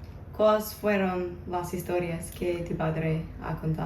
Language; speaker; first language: Spanish; non-native, learner; English